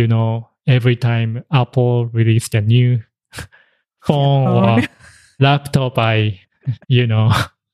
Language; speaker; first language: English; non-native, fluent; Japanese